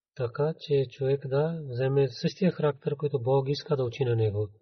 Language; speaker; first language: Bulgarian; non-native, learner; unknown